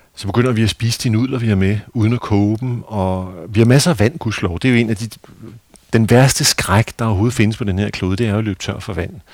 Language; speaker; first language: Danish; native; Danish